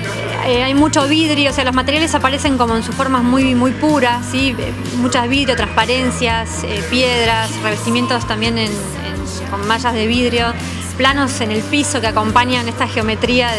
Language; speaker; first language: Spanish; native; Spanish